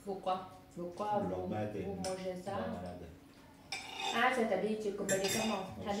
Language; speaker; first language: French; non-native, learner; Vietnamese